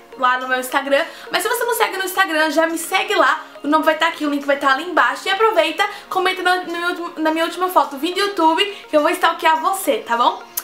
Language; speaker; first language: Portuguese; native; Portuguese